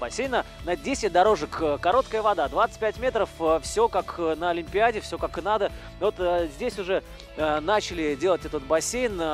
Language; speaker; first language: Russian; native; Russian